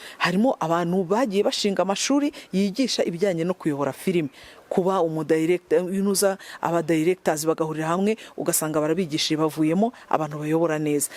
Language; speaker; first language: Kinyarwanda; native; Kinyarwanda